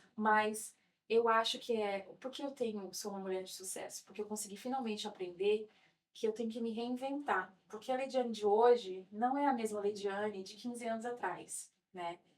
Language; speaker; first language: Portuguese; native; Portuguese